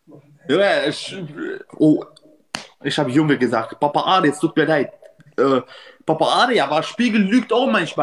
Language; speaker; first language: German; non-native, learner; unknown